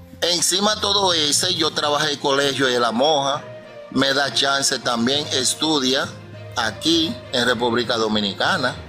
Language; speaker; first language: Spanish; non-native, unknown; Haitian Creole